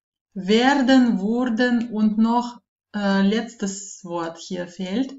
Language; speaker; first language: German; non-native, fluent; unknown